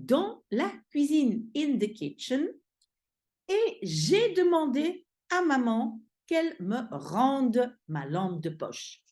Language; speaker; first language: French; non-native, fluent; Dutch